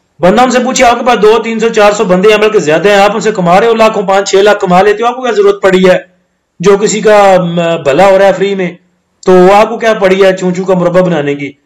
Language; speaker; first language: Urdu; non-native, local second language; Punjabi